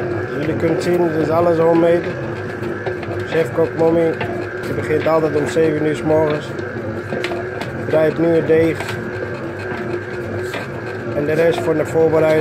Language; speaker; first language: Dutch; non-native, fluent; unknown